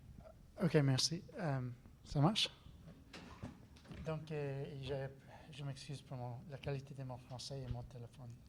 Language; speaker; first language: French; non-native, learner; English